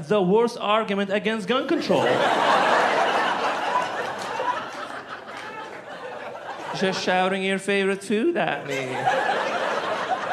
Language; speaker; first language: English; non-native, fluent; Arabic